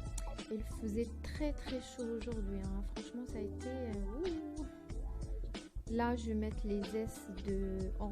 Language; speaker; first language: French; non-native, fluent; Arabic